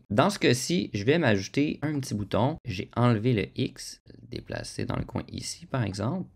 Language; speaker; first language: French; native; French